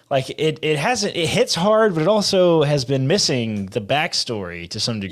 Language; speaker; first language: English; native; English